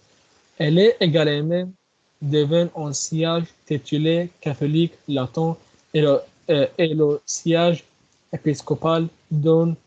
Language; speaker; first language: French; non-native, learner; Arabic